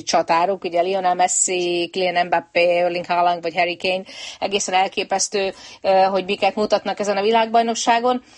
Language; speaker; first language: Hungarian; native; Hungarian